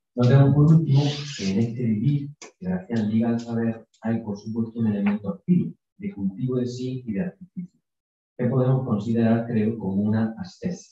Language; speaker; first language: Spanish; native; Spanish